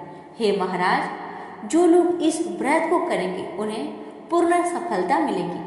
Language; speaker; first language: Hindi; native; Hindi